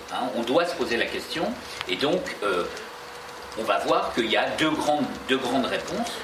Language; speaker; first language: French; native; French